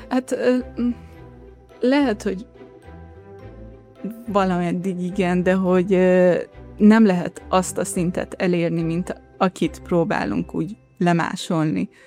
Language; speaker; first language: Hungarian; early bilingual, heritage; Hungarian